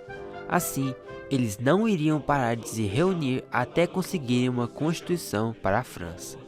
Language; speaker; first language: Portuguese; native; Portuguese